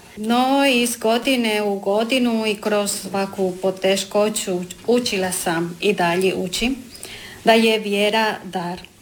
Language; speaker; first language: Croatian; non-native, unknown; Spanish